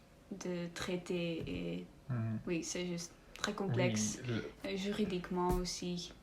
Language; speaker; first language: French; non-native, learner; Dutch